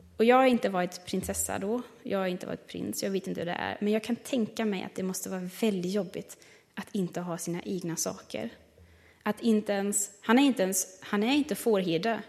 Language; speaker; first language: Swedish; non-native, fluent; German